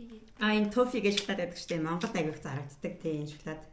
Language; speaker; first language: Mongolian; native; Mongolian